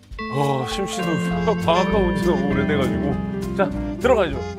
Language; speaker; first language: Korean; native; Korean